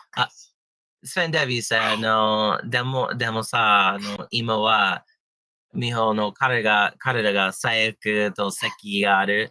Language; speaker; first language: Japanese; non-native, learner; English